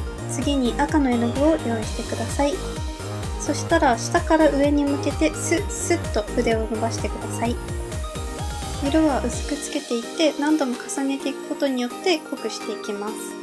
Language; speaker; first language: Japanese; native; Japanese